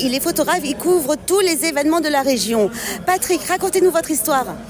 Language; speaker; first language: French; native; French